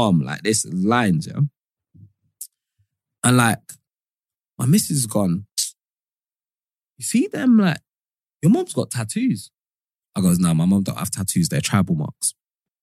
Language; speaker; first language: English; non-native, local second language; Yoruba